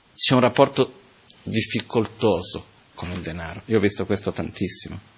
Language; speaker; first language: Italian; non-native, fluent; Portuguese